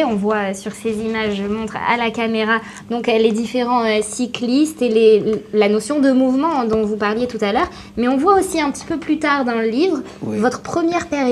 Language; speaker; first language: French; native; French